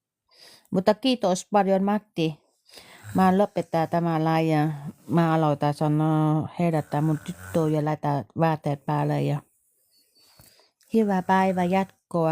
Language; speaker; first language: Finnish; non-native, learner; Vietnamese